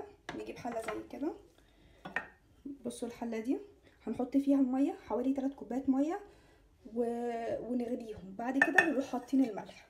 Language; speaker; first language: Arabic; native; Arabic